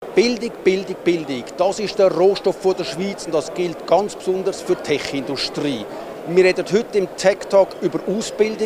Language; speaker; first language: German; native; German